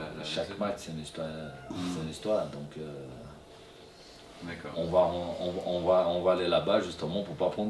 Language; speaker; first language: French; non-native, fluent; Portuguese